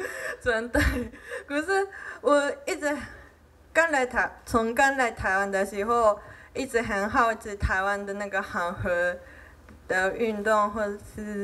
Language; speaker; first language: Chinese; non-native, fluent; Japanese